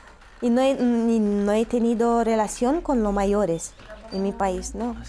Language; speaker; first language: Spanish; non-native, fluent; Romanian